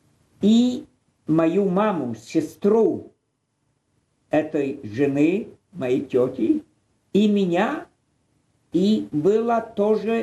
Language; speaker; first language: Russian; non-native, fluent; Polish